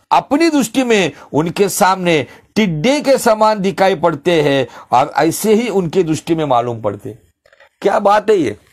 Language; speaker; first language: Hindi; non-native, local second language; Marathi